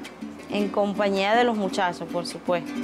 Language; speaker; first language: Spanish; native; Spanish